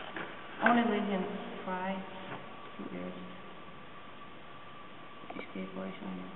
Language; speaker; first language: German; non-native, learner; English